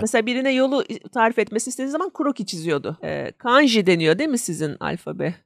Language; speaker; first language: Turkish; native; Turkish